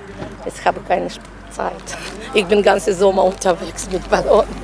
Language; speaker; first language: German; non-native, learner; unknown